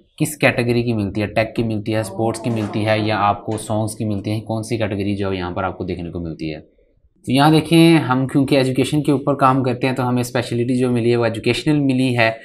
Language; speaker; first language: Hindi; native; Hindi